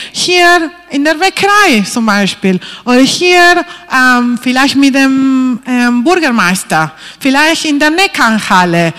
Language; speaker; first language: German; non-native, fluent; Spanish